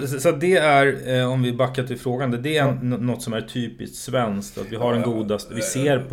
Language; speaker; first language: Swedish; native; Swedish